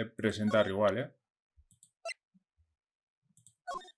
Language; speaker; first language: Basque; non-native, local second language; Spanish